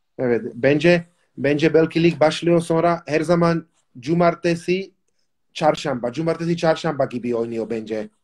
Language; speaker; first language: Turkish; non-native, learner; Slovak